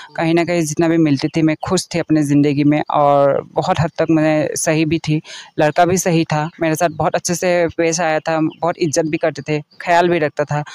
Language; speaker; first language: Hindi; non-native, local second language; Assamese